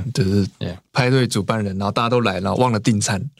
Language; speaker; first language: Chinese; native; Chinese